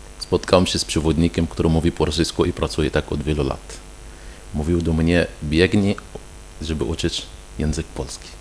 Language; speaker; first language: Polish; non-native, fluent; Arabic